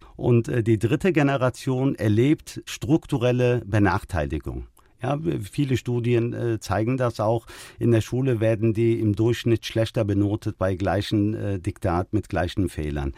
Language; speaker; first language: German; early bilingual, other home language; Turkish